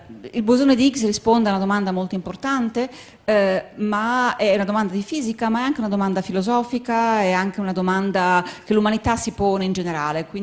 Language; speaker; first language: Italian; native; Italian